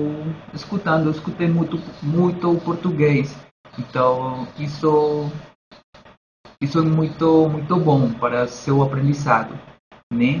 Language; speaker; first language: Portuguese; non-native, learner; Spanish